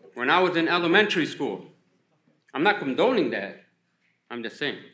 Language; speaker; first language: English; native; English